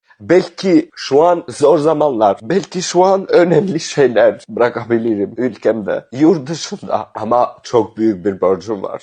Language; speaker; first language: Turkish; non-native, fluent; Albanian